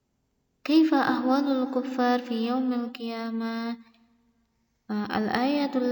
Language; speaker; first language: Arabic; non-native, fluent; Indonesian